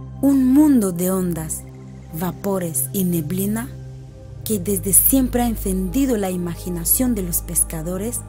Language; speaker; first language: Spanish; native; Spanish